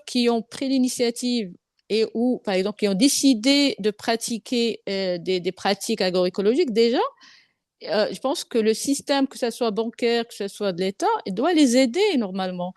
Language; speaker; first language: French; non-native, local second language; Arabic